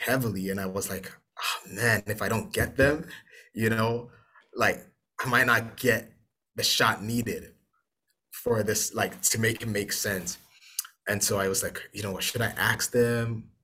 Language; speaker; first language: English; non-native, local second language; Akan